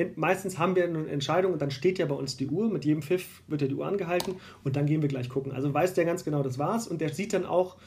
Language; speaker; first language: German; native; German